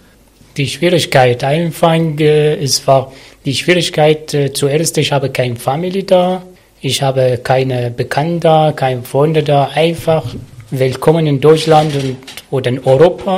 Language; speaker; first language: German; non-native, learner; Arabic